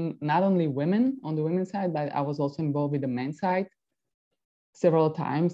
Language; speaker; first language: English; non-native, fluent; Slovak